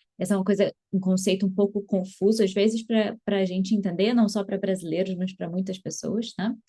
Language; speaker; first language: Portuguese; native; Portuguese